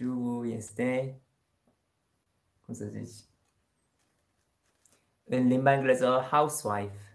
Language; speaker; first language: Romanian; non-native, learner; Korean